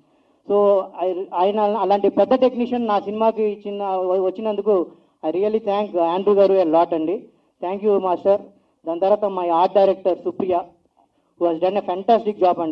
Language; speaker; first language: Telugu; native; Telugu